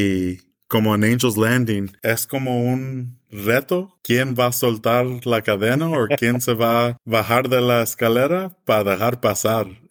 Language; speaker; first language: Spanish; early bilingual, heritage; English